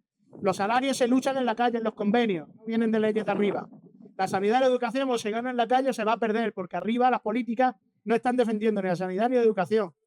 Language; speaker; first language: Spanish; native; Spanish